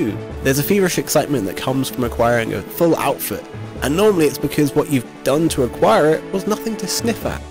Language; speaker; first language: English; native; English